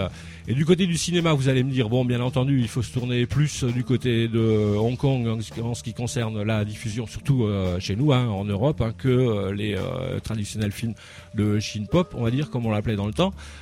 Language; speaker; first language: French; native; French